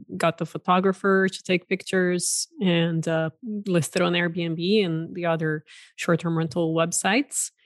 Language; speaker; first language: English; non-native, fluent; Portuguese